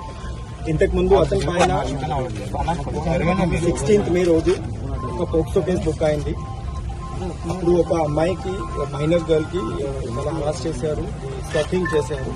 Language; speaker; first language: Telugu; non-native, local second language; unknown